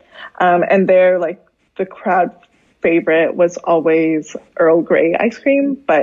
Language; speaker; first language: English; native; English